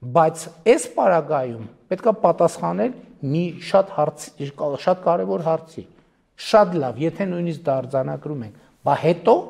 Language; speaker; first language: Armenian; native; Armenian